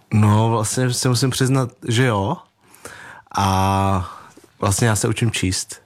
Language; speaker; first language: Czech; early bilingual, other home language; Vietnamese